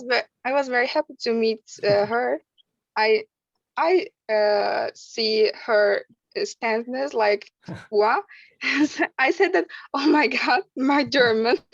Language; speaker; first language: English; non-native, learner; Turkish